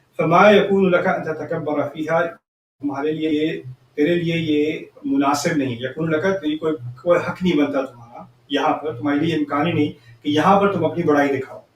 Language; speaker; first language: Urdu; early bilingual, heritage; Urdu